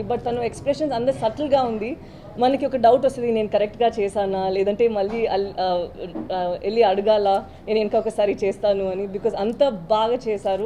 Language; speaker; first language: Telugu; non-native, learner; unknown